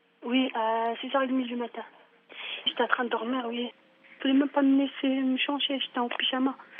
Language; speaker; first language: French; non-native, fluent; Arabic